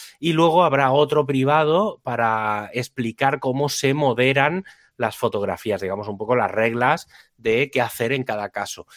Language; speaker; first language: Spanish; native; Spanish